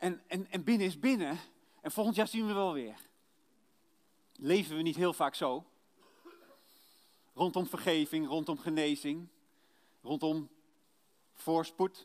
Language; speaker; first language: Dutch; native; Dutch